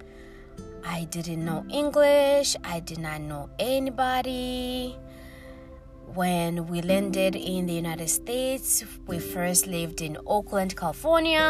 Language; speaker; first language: English; early bilingual, other home language; Swahili